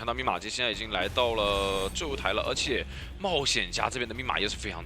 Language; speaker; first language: Chinese; native; Chinese